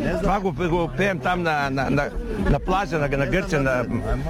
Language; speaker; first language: Bulgarian; non-native, learner; Macedonian